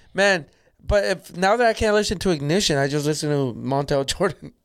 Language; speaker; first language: English; native; English